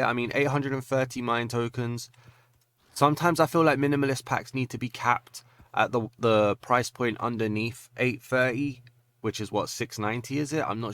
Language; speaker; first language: English; native; English